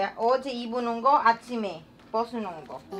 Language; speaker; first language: Korean; non-native, learner; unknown